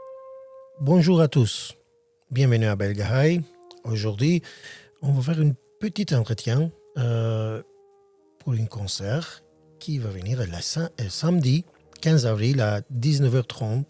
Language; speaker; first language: French; non-native, learner; Armenian